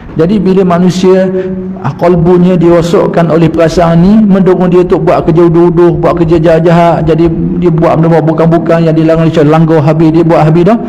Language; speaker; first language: Malay; native; Malay